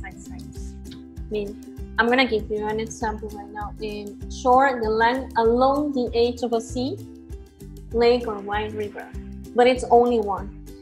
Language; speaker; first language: English; non-native, fluent; Spanish